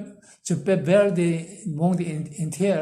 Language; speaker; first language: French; non-native, learner; Korean